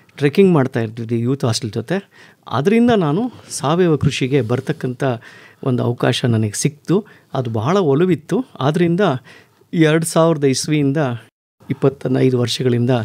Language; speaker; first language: Kannada; native; Kannada